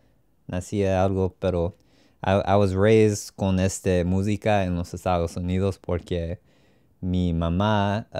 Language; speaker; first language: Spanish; non-native, learner; English